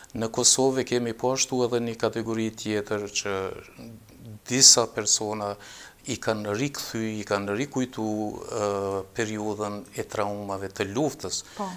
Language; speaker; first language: Albanian; native; Albanian